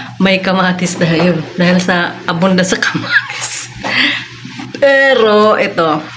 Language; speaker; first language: Filipino; non-native, local second language; Cebuano